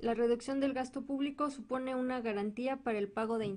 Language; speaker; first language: Spanish; native; Spanish